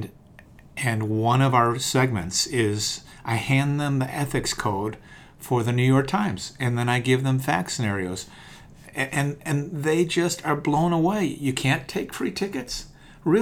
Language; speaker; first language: English; native; English